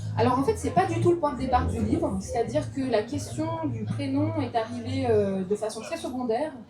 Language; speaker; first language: French; early bilingual, other home language; Russian